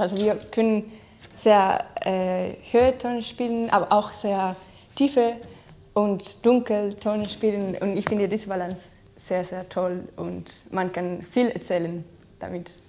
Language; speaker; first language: German; non-native, fluent; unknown